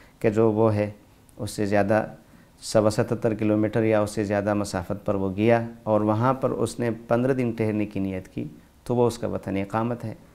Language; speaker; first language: Urdu; native; Urdu